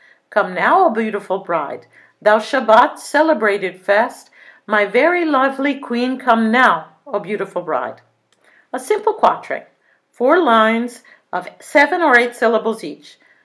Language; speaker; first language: English; native; English